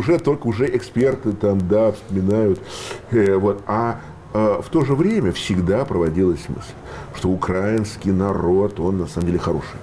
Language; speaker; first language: Russian; native; Russian